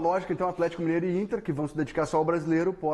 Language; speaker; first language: Portuguese; native; Portuguese